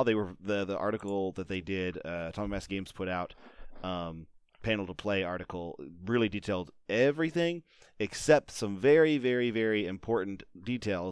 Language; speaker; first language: English; native; English